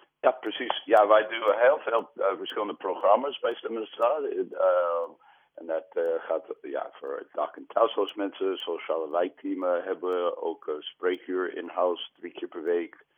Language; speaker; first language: Dutch; non-native, fluent; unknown